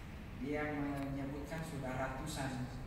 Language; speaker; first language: Indonesian; native; Indonesian